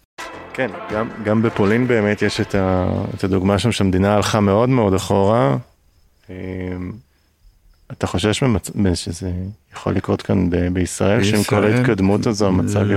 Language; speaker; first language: Hebrew; native; Hebrew